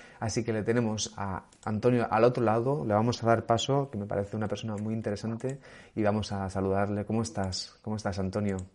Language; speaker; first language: Spanish; native; Spanish